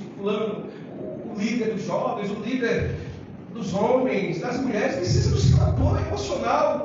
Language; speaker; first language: Portuguese; native; Portuguese